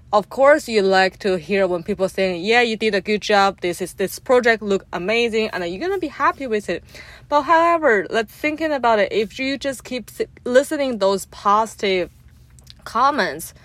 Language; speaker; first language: English; non-native, fluent; Chinese